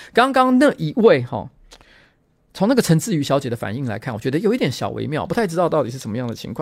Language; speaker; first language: Chinese; native; Chinese